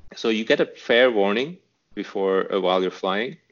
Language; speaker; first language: English; non-native, fluent; Turkish